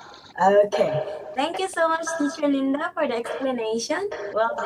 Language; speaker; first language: English; non-native, fluent; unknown